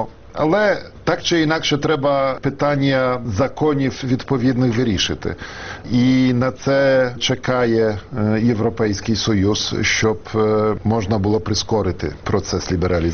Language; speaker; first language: Ukrainian; non-native, fluent; Polish